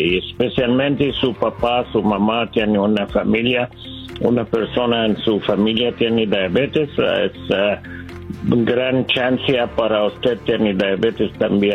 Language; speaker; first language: Spanish; non-native, learner; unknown